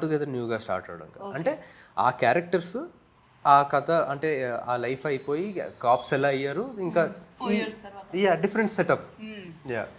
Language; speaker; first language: Telugu; native; Telugu